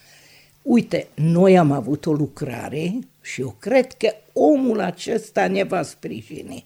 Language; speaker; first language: Romanian; non-native, local second language; Hungarian